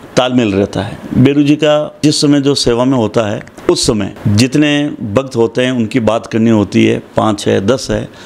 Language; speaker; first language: Hindi; native; Hindi